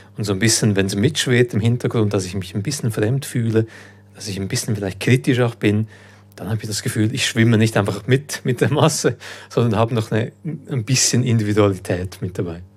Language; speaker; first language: German; early bilingual, other home language; Croatian